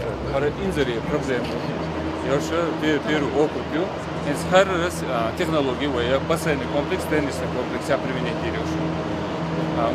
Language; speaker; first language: Russian; non-native, local second language; Chechen